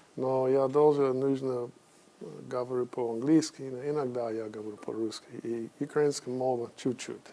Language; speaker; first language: Russian; non-native, learner; English